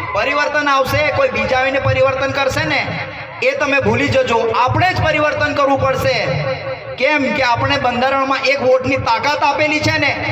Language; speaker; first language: Gujarati; non-native, local second language; Bhili